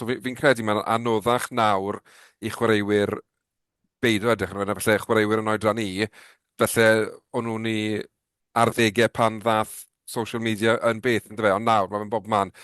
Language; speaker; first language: Welsh; native; Welsh